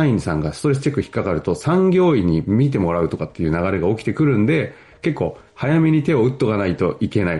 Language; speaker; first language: Japanese; native; Japanese